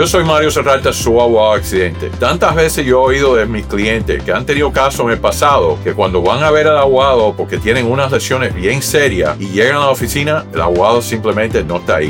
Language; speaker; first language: Spanish; native; Spanish